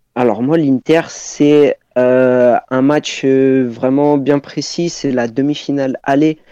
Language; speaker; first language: French; native; French